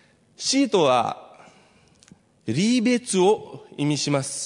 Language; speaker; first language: Japanese; non-native, fluent; Nepali